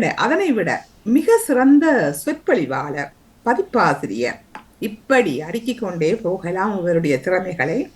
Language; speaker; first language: Tamil; native; Tamil